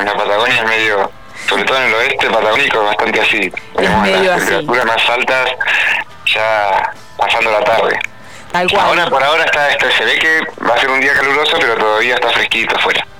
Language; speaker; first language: Spanish; native; Spanish